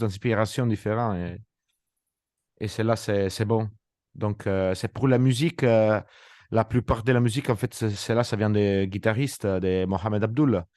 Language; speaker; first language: French; non-native, fluent; Italian